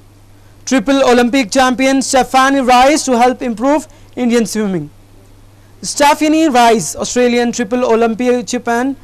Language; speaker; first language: English; non-native, local second language; Urdu